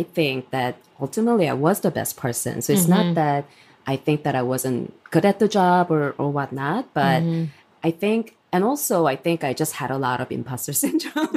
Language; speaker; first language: English; non-native, fluent; Korean